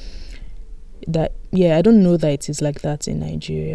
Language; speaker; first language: English; non-native, local second language; Yoruba